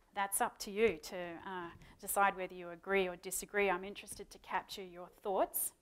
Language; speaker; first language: English; native; English